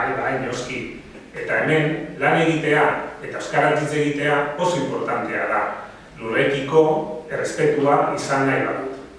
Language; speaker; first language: Basque; non-native, learner; Catalan